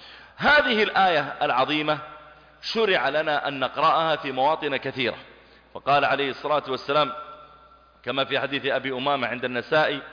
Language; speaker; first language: Arabic; native; Arabic